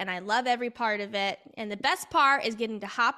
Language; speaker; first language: English; native; English